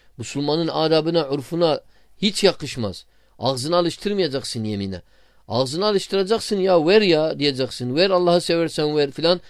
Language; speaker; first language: Turkish; non-native, fluent; Arabic